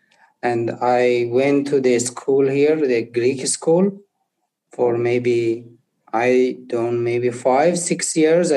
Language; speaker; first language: English; non-native, learner; Persian